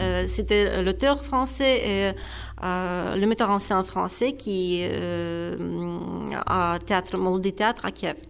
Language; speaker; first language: French; non-native, fluent; Ukrainian